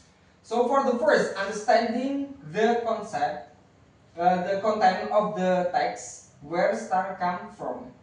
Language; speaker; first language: English; non-native, learner; Indonesian